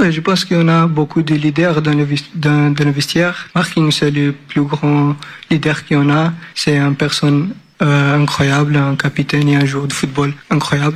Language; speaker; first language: French; non-native, learner; Portuguese